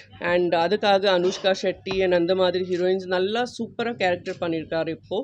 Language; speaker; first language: Tamil; non-native, fluent; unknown